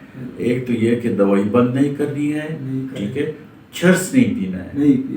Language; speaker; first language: Urdu; native; Urdu